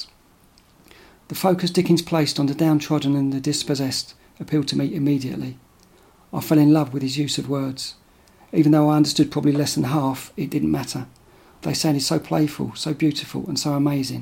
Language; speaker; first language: English; native; English